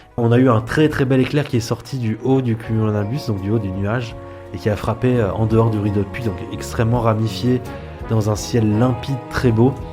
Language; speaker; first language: French; early bilingual, other home language; Arabic